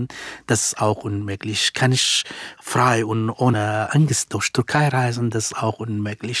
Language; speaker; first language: German; non-native, fluent; Kurdish